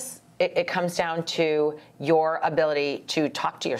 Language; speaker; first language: English; native; English